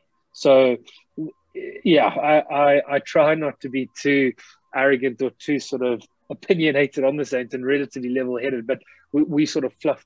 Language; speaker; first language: English; native; English